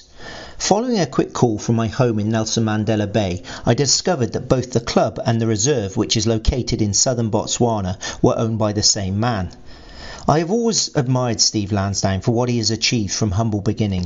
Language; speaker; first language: English; native; English